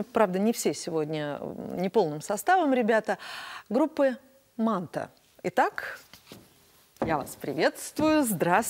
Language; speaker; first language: Russian; native; Russian